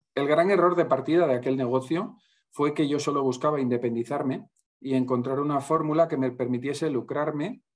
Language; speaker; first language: Spanish; native; Spanish